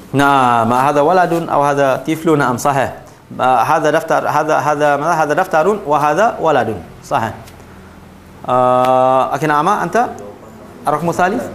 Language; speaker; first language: Arabic; non-native, fluent; Malay